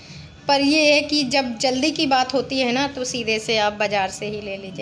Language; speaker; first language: Hindi; native; Hindi